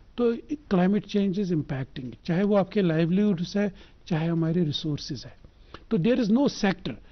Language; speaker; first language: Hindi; non-native, local second language; Kashmiri